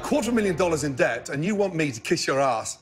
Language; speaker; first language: English; native; English